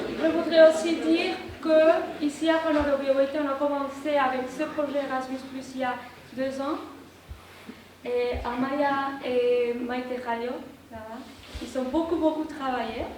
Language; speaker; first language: French; non-native, fluent; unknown